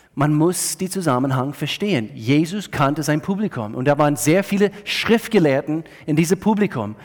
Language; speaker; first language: German; non-native, fluent; English